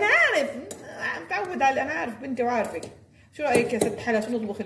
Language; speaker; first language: Arabic; native; Arabic